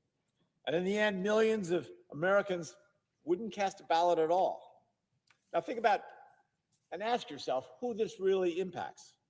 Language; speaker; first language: English; native; English